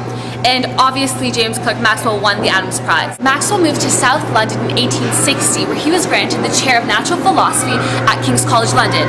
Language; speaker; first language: English; native; English